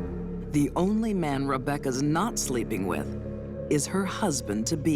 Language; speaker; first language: English; native; English